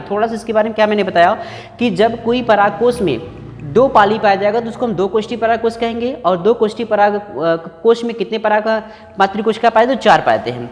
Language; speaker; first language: Hindi; native; Hindi